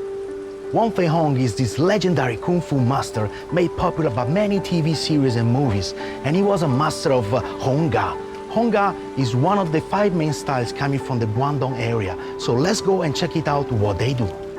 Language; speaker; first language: English; non-native, fluent; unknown